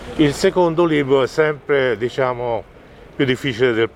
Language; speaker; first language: Italian; native; Italian